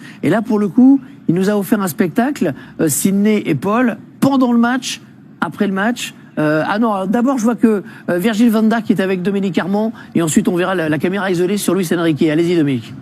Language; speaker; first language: French; native; French